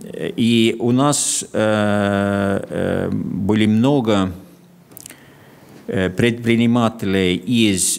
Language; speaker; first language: Russian; non-native, fluent; Finnish